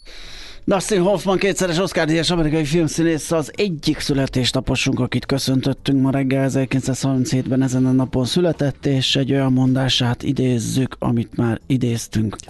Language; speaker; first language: Hungarian; native; Hungarian